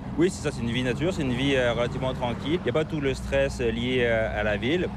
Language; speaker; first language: French; native; French